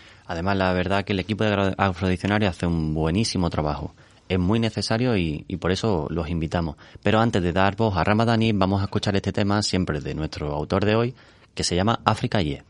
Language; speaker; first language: Spanish; native; Spanish